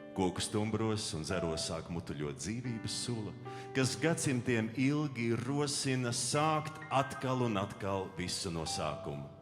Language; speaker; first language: Latvian; native; Latvian